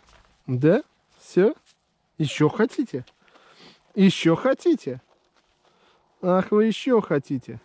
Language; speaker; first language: Russian; native; Russian